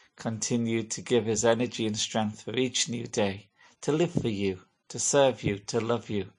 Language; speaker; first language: English; native; English